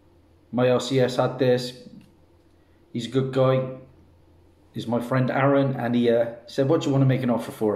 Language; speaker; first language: English; native; English